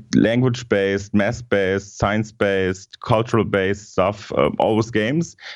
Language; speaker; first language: English; non-native, fluent; German